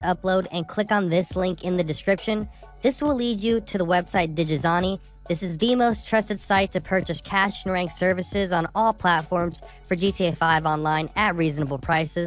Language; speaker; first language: English; native; English